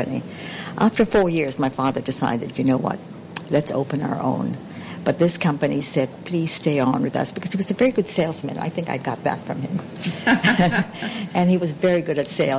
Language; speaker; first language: English; non-native, local second language; Sindhi